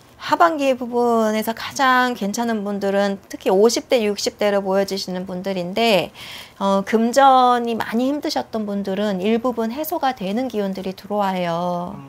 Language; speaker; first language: Korean; native; Korean